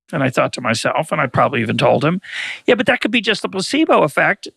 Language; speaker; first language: English; native; English